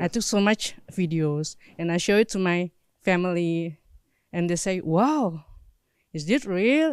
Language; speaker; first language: English; non-native, learner; Indonesian